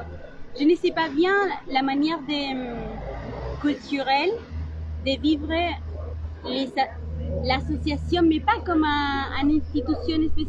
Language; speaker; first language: French; non-native, learner; Spanish